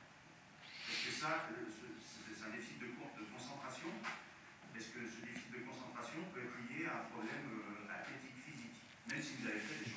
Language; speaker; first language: French; native; French